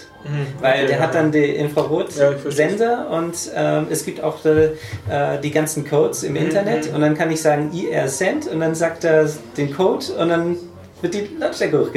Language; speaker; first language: German; native; German